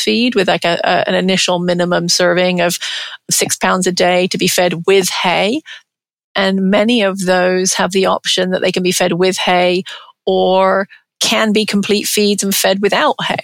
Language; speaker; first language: English; native; English